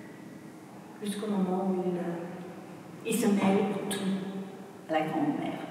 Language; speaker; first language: French; non-native, fluent; Polish